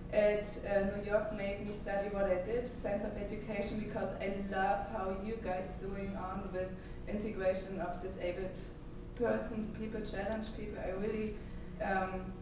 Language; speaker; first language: English; non-native, fluent; German